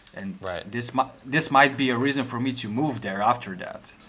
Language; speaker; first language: English; non-native, fluent; Bulgarian